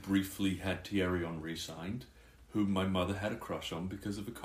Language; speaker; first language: English; native; English